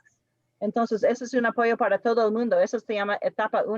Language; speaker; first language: Spanish; non-native, fluent; English